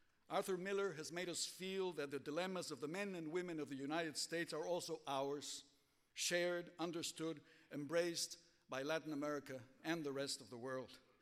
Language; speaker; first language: English; early bilingual, other home language; Spanish